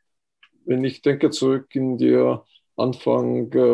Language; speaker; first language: German; non-native, fluent; Estonian